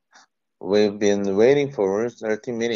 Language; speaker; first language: English; non-native, learner; Korean